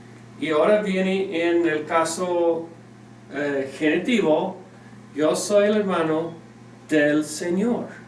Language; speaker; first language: Spanish; non-native, fluent; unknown